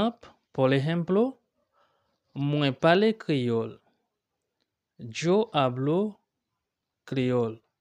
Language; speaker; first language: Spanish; non-native, learner; Haitian Creole